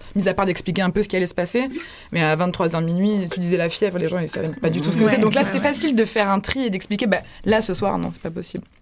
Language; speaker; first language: French; native; French